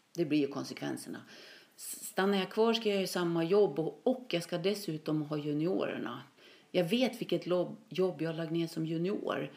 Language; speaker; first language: Swedish; native; Swedish